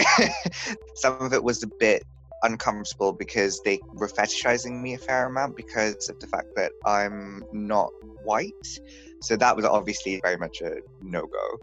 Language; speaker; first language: English; non-native, local second language; Bangla